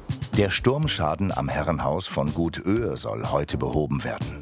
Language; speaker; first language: German; native; German